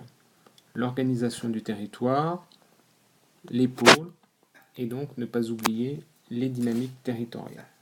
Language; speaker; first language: French; native; French